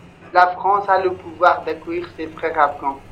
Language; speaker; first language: French; non-native, local second language; Persian